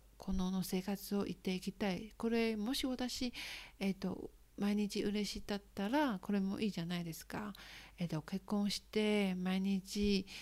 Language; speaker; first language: Japanese; non-native, learner; Chinese